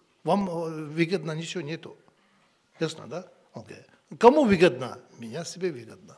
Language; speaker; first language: Russian; non-native, learner; Tibetan